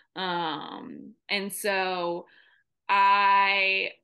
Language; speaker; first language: English; native; English